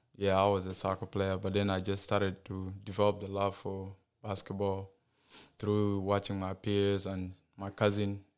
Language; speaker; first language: English; non-native, fluent; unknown